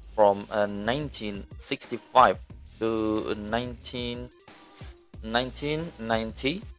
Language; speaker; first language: English; non-native, learner; Indonesian